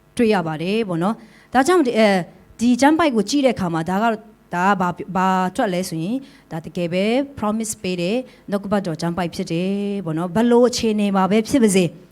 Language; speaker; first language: Burmese; non-native, local second language; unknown